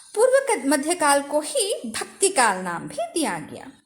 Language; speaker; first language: Hindi; non-native, local second language; Telugu